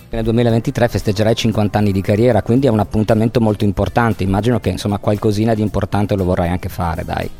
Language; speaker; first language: Italian; native; Italian